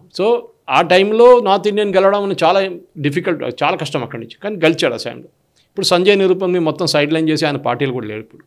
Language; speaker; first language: Telugu; non-native, local second language; Malayalam